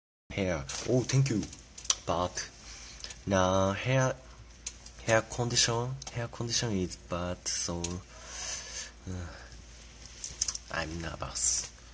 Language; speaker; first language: English; non-native, learner; Japanese